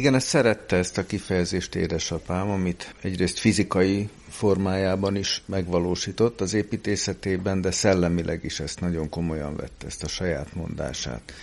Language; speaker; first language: Hungarian; native; Hungarian